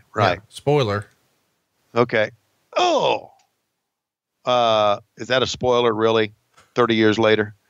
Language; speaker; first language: English; native; English